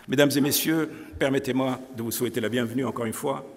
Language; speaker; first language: French; non-native, local second language; Arabic